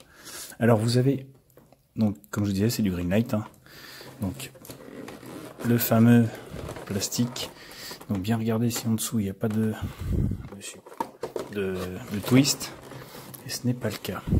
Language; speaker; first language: French; native; French